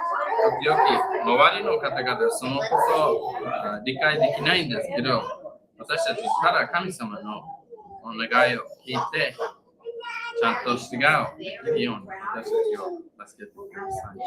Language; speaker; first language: Japanese; non-native, learner; English